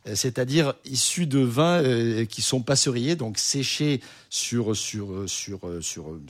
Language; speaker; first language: French; native; French